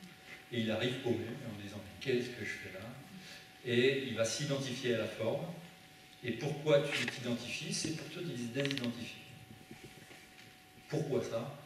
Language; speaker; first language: French; native; French